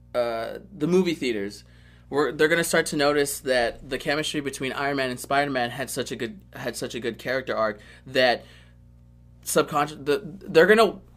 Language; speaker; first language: English; native; English